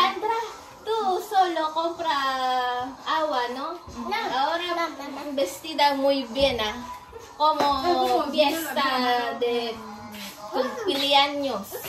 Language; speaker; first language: Spanish; non-native, learner; Filipino